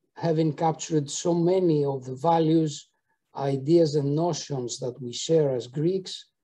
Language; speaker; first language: English; non-native, fluent; Greek